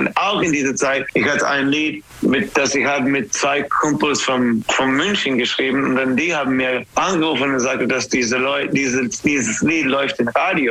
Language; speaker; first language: German; non-native, learner; English